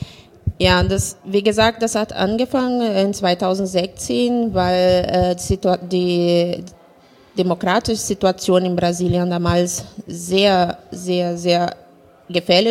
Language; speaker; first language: German; non-native, fluent; Portuguese